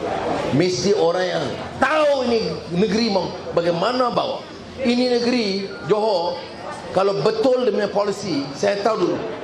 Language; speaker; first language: Malay; native; Malay